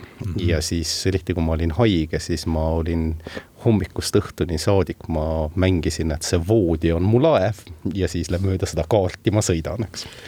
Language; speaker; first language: Estonian; native; Estonian